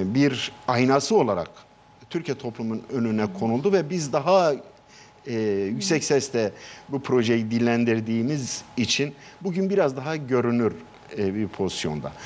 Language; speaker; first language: Turkish; non-native, local second language; Kurdish